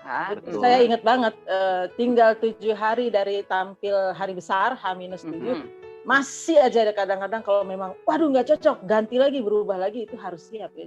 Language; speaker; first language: Indonesian; native; Indonesian